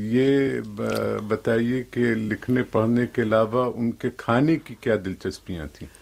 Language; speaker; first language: Urdu; native; Urdu